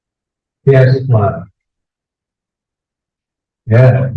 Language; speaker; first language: Indonesian; native; Indonesian